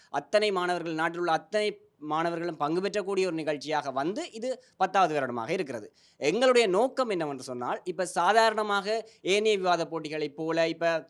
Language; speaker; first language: Tamil; native; Tamil